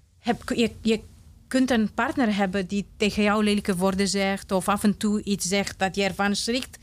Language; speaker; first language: Dutch; non-native, fluent; Romanian